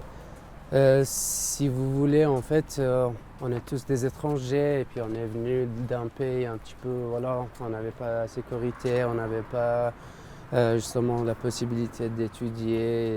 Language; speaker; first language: French; non-native, fluent; Persian